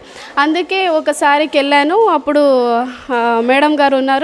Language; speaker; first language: Telugu; non-native, learner; Kannada